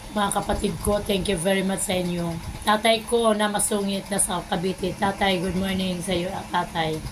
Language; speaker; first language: Filipino; non-native, local second language; Cebuano